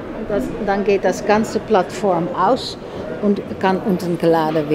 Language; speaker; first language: German; non-native, fluent; Dutch